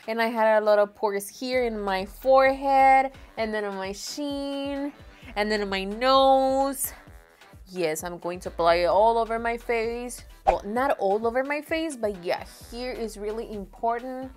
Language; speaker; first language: English; non-native, fluent; Spanish